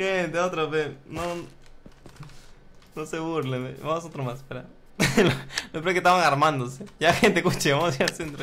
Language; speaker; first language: Spanish; native; Spanish